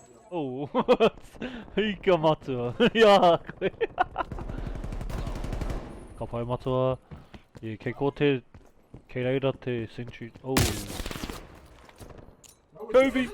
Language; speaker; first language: Māori; non-native, local second language; English